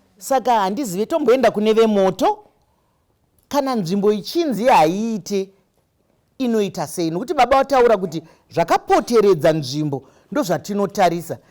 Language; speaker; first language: Shona; native; Shona